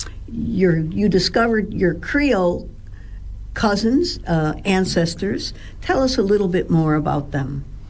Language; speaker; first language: English; native; English